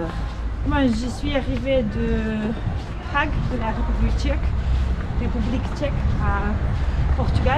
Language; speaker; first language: French; non-native, learner; Russian